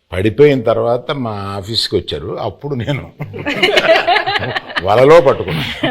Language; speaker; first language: Telugu; native; Telugu